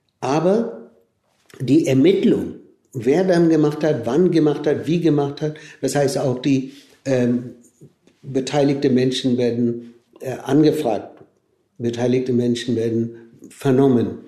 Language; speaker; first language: German; non-native, fluent; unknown